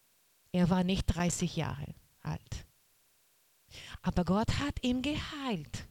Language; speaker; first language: German; non-native, learner; Portuguese